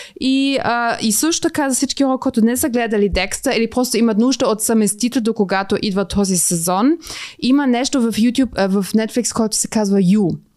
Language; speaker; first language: Bulgarian; native; Bulgarian